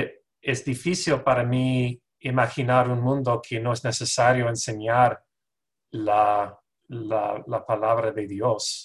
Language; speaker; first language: Spanish; non-native, fluent; English